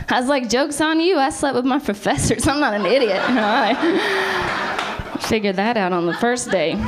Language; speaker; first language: English; native; English